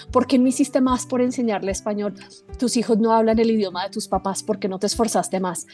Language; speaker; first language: Spanish; early bilingual, other home language; English